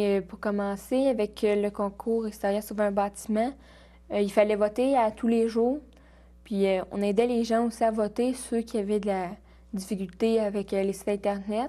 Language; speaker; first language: French; native; French